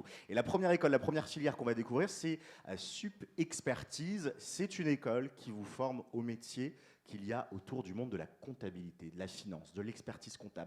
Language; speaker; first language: French; native; French